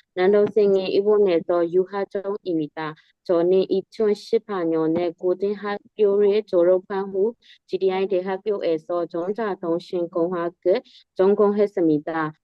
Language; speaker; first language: Korean; non-native, learner; Burmese